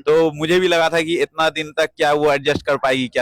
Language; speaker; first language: Hindi; native; Hindi